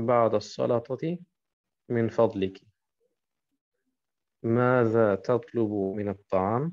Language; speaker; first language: Arabic; non-native, fluent; German